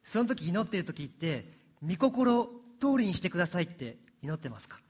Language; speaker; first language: Japanese; early bilingual, other home language; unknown